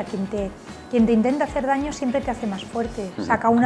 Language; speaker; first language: Spanish; native; Spanish